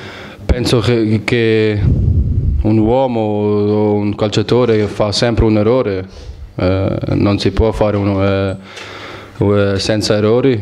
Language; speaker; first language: Italian; non-native, fluent; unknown